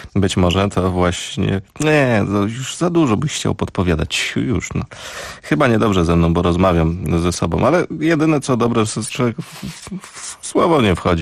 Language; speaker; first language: Polish; native; Polish